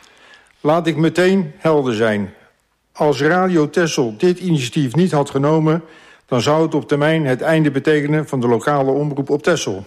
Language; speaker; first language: Dutch; native; Dutch